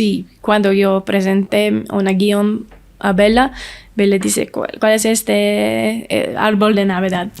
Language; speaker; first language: Spanish; non-native, learner; English